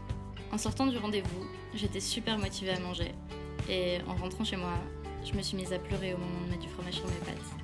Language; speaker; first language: French; native; French